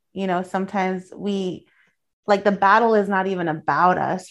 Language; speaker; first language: English; early bilingual, other home language; Spanish